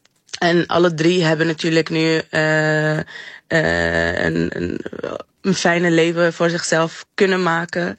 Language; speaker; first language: Dutch; non-native, fluent; Arabic